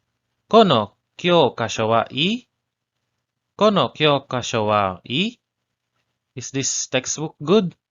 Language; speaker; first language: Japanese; non-native, learner; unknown